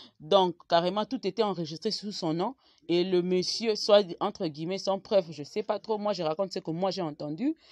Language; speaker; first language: French; non-native, local second language; Lingala